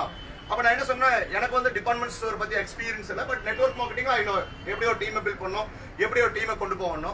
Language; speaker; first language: Tamil; native; Tamil